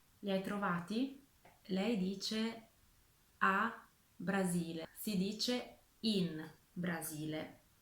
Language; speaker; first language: Italian; native; Italian